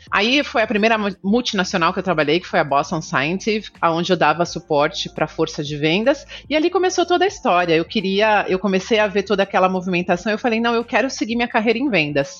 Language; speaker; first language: Portuguese; native; Portuguese